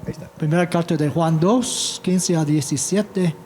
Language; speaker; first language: Spanish; non-native, fluent; English